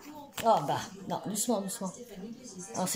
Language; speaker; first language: French; native; French